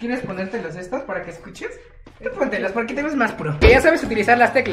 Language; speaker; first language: Spanish; native; Spanish